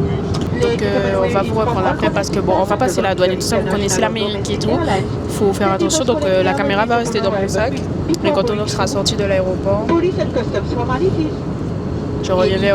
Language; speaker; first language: French; native; French